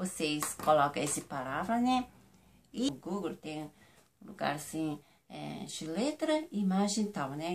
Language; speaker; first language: Portuguese; non-native, fluent; Japanese